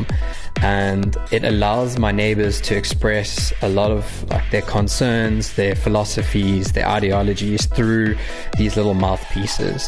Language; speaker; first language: English; native; English